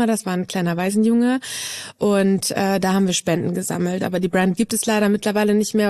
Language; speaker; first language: German; native; German